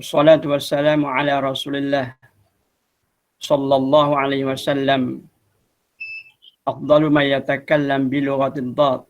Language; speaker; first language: Arabic; non-native, fluent; Malay